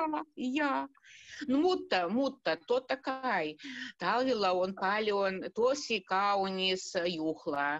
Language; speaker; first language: Finnish; non-native, learner; Russian